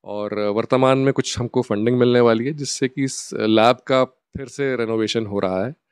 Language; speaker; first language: Hindi; native; Hindi